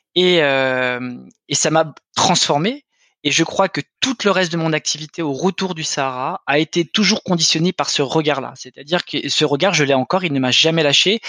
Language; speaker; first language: French; native; French